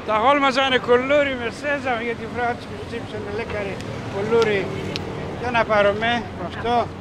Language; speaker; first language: German; non-native, learner; Greek